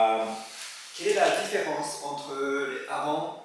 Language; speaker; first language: French; non-native, learner; Japanese